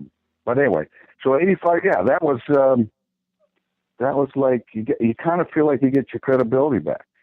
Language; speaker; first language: English; native; English